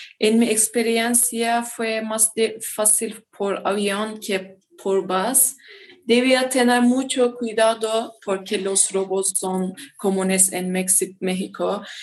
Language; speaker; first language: Spanish; non-native, learner; Turkish